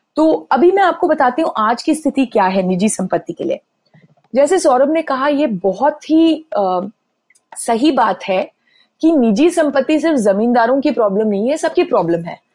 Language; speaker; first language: Hindi; native; Hindi